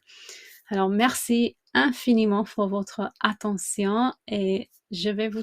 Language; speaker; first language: French; non-native, fluent; English